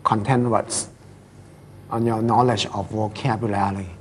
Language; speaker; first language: English; non-native, fluent; Thai